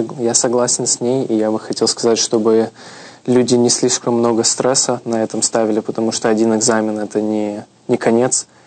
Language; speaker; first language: Russian; early bilingual, heritage; Russian